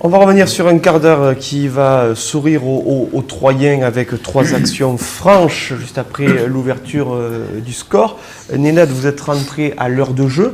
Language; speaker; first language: French; native; French